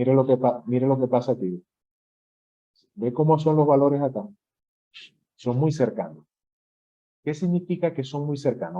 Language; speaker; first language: Spanish; native; Spanish